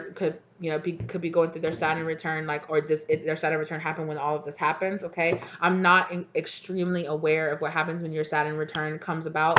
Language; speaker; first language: English; native; English